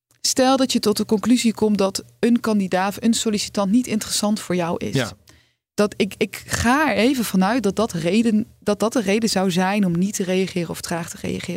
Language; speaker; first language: Dutch; native; Dutch